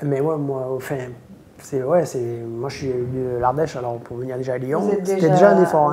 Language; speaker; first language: French; native; French